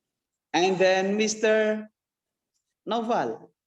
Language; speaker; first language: English; non-native, learner; Indonesian